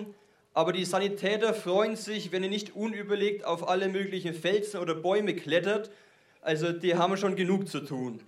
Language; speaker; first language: German; native; German